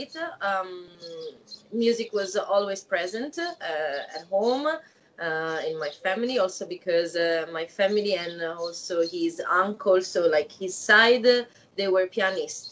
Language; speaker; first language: English; non-native, fluent; Italian